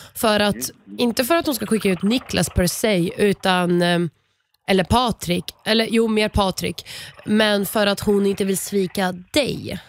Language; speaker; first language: Swedish; native; Swedish